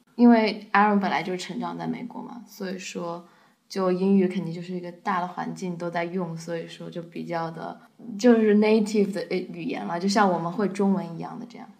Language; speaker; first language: Chinese; native; Chinese